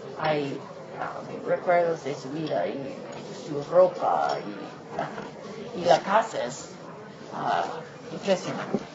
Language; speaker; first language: Spanish; non-native, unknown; English